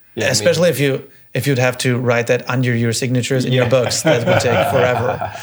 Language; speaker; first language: English; non-native, fluent; German